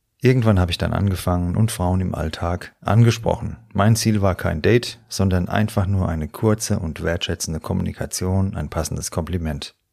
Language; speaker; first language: German; native; German